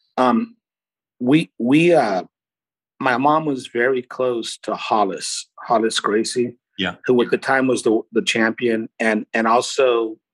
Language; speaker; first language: English; early bilingual, other home language; Portuguese